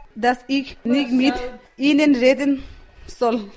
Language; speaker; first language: German; non-native, learner; Tibetan